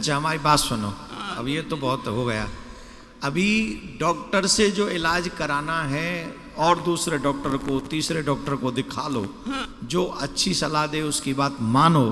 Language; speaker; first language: Hindi; native; Hindi